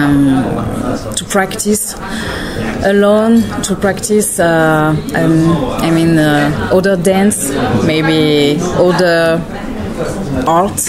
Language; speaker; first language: English; non-native, learner; French